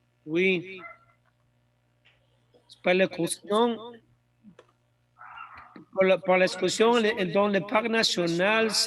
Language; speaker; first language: French; non-native, learner; Spanish